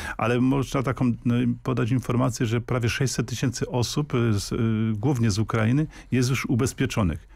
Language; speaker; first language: Polish; native; Polish